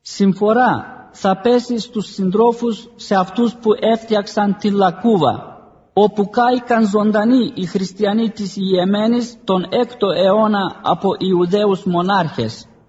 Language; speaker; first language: Greek; non-native, fluent; Arabic